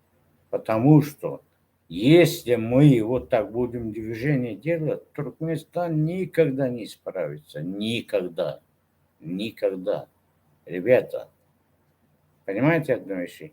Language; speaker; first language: Russian; non-native, local second language; Turkmen